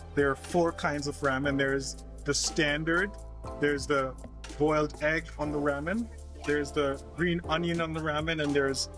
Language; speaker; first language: English; native; English